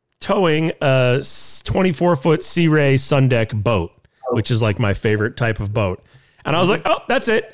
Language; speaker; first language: English; native; English